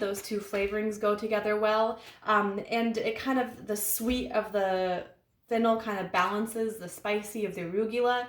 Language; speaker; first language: English; native; English